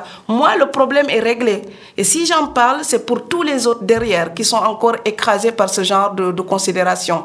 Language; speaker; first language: French; non-native, local second language; Serer